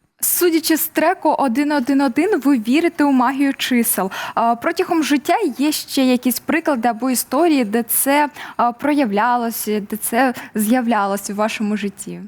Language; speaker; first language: Ukrainian; native; Ukrainian